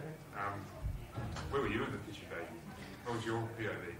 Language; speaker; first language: English; native; English